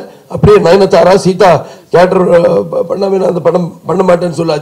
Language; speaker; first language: Tamil; non-native, local second language; Telugu